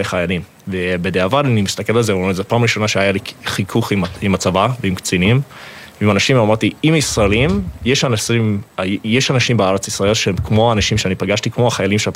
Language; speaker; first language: Hebrew; non-native, fluent; English